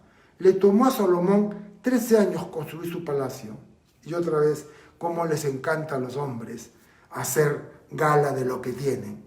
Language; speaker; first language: Spanish; native; Spanish